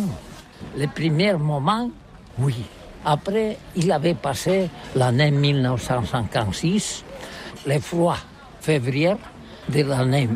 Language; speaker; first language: French; non-native, learner; Catalan